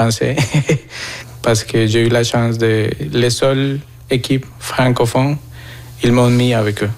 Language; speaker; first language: French; non-native, fluent; Spanish